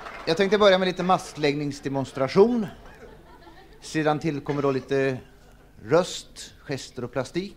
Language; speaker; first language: Swedish; native; Swedish